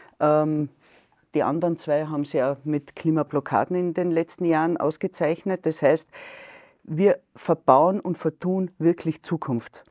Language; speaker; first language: German; native; German